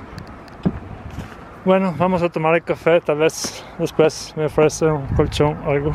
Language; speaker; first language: Spanish; non-native, fluent; Italian